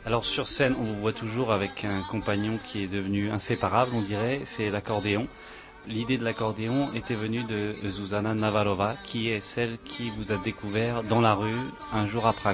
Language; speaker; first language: French; native; French